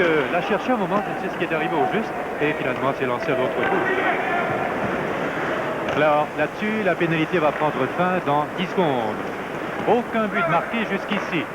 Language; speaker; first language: French; native; French